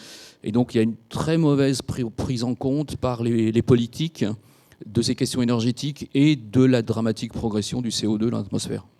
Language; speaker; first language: French; native; French